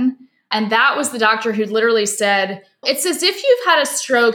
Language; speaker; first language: English; native; English